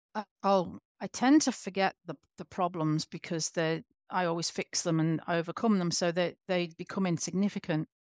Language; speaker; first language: English; native; English